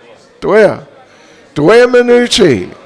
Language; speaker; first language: Russian; non-native, fluent; English